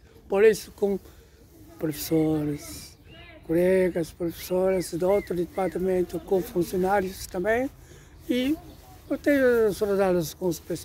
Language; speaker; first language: Portuguese; non-native, learner; Chinese